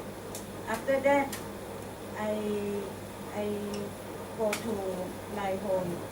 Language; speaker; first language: English; non-native, learner; Thai